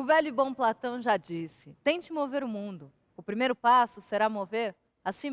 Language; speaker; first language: Portuguese; native; Portuguese